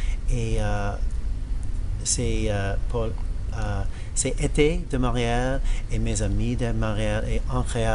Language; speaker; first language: French; non-native, learner; English